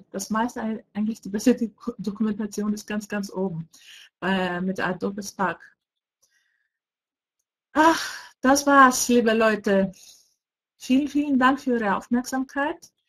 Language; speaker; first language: German; non-native, fluent; Greek